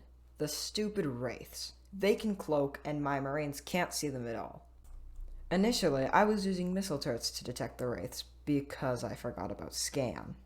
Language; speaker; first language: English; native; English